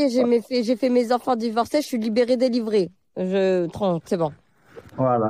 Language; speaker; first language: French; early bilingual, other home language; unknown